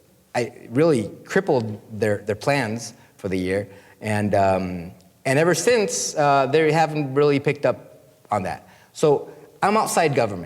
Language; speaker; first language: English; non-native, fluent; Spanish